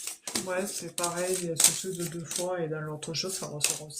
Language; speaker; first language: French; native; French